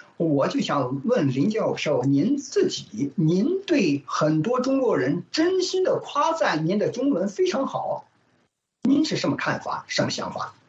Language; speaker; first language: Chinese; native; Chinese